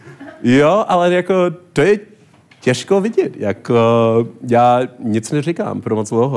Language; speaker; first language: Czech; non-native, learner; English